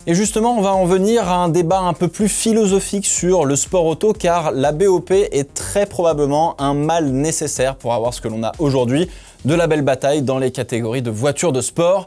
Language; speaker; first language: French; native; French